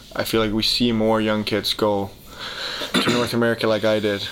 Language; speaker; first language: English; early bilingual, heritage; Danish